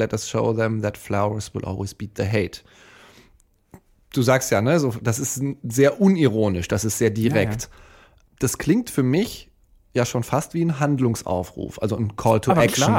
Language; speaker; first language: German; native; German